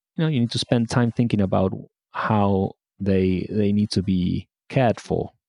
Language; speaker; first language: English; non-native, fluent; Spanish